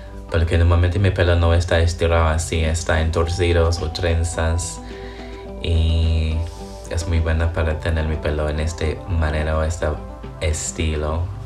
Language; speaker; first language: Spanish; non-native, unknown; English